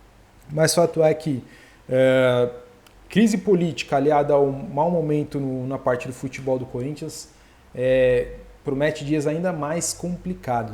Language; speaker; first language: Portuguese; native; Portuguese